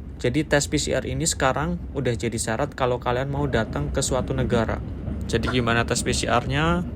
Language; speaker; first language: Indonesian; native; Indonesian